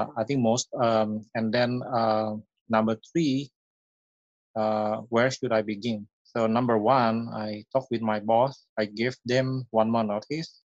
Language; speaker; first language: English; non-native, fluent; Indonesian